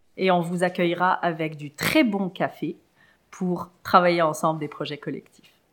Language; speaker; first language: French; early bilingual, other home language; Arabic